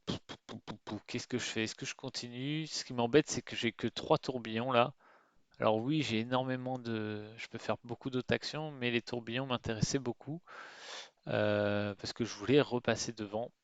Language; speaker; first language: French; native; French